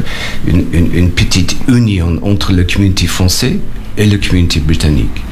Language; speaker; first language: French; non-native, learner; English